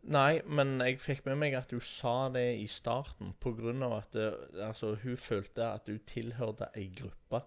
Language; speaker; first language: Norwegian; native; Norwegian